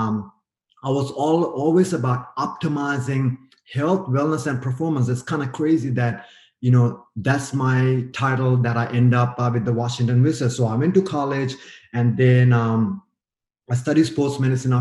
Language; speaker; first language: English; non-native, fluent; Sinhala